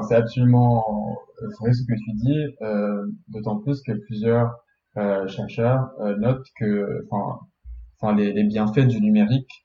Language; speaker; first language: French; non-native, local second language; Arabic